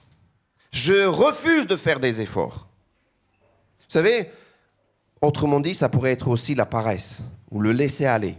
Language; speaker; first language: French; native; French